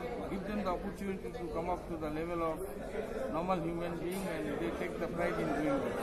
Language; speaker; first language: English; non-native, local second language; Bangla